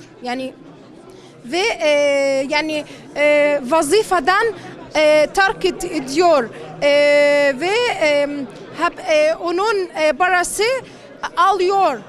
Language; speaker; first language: Turkish; non-native, learner; Arabic